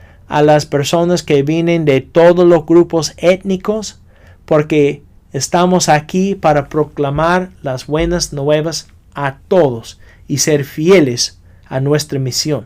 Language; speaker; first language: Spanish; non-native, fluent; English